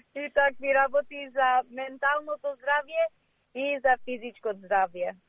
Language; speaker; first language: Macedonian; early bilingual, heritage; Macedonian